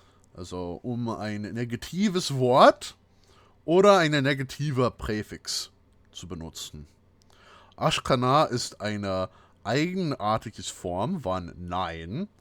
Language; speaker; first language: German; non-native, fluent; English